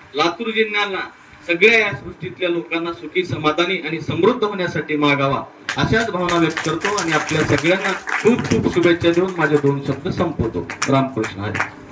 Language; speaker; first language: Marathi; native; Marathi